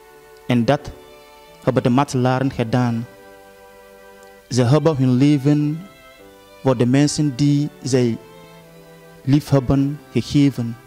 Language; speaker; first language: Dutch; non-native, fluent; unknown